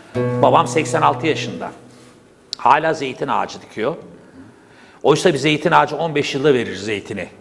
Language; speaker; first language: Turkish; native; Turkish